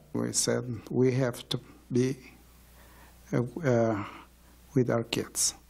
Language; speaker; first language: English; non-native, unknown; Spanish